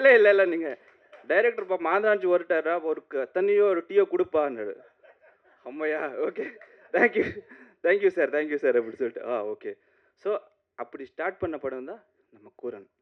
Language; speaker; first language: Tamil; non-native, learner; Telugu